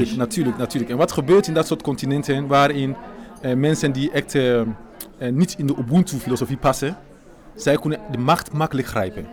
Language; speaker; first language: Dutch; non-native, fluent; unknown